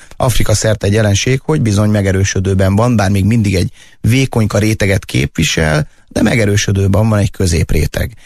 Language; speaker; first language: Hungarian; native; Hungarian